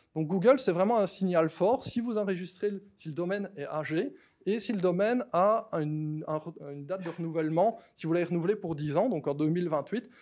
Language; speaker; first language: French; native; French